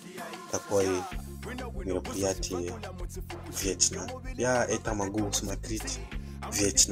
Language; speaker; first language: Russian; non-native, fluent; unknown